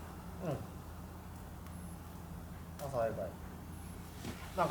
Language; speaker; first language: Japanese; native; Japanese